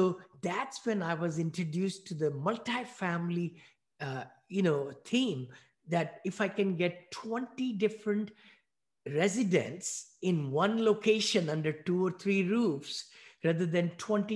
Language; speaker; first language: English; non-native, local second language; Hindi